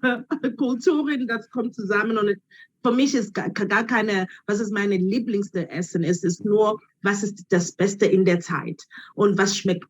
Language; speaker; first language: German; non-native, learner; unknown